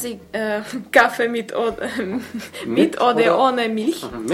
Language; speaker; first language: German; non-native, learner; Russian